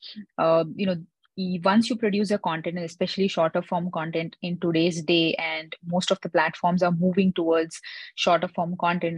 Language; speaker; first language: English; non-native, local second language; Hindi